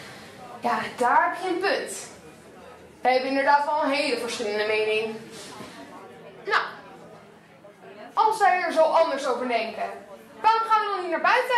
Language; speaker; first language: Dutch; native; Dutch